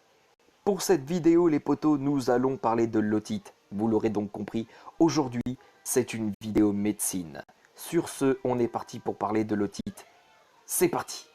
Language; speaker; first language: French; native; French